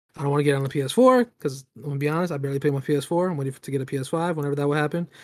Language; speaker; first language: English; native; English